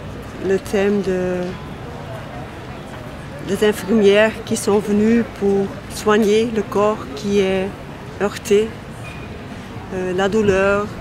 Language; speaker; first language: French; non-native, local second language; Dutch